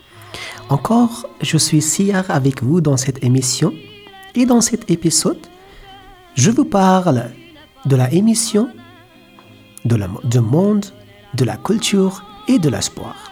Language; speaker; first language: French; non-native, learner; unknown